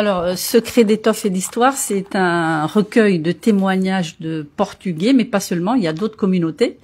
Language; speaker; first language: French; early bilingual, other home language; Portuguese